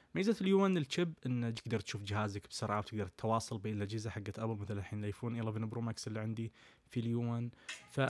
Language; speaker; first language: Arabic; native; Arabic